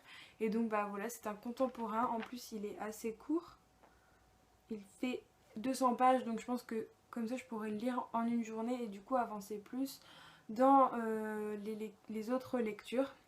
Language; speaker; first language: French; native; French